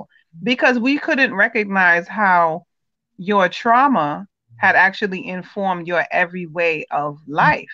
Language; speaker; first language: English; native; English